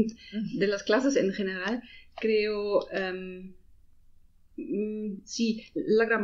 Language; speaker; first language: Spanish; non-native, learner; German